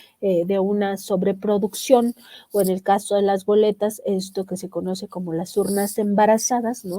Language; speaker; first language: Spanish; native; Spanish